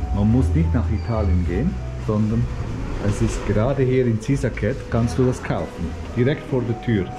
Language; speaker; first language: German; native; German